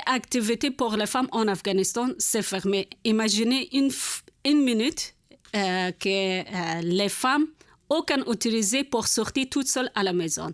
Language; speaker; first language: French; non-native, learner; Persian